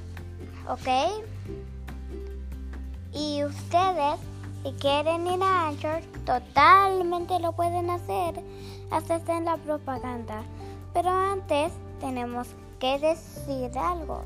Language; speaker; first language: Spanish; early bilingual, heritage; Spanish